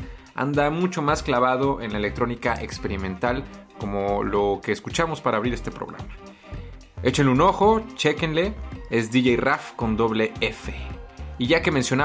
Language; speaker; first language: Spanish; native; Spanish